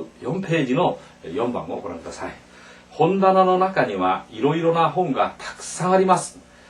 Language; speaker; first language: Japanese; non-native, fluent; Korean